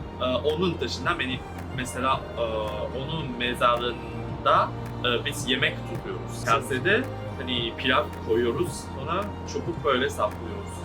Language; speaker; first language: Turkish; non-native, learner; Chinese